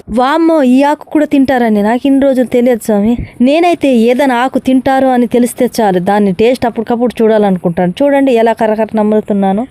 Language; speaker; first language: Telugu; non-native, local second language; Koya